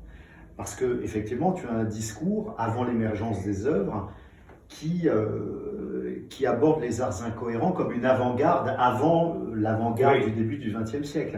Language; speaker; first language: French; native; French